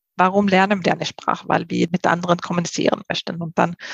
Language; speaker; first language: German; non-native, fluent; Swedish